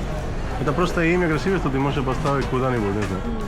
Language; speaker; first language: Russian; non-native, learner; Spanish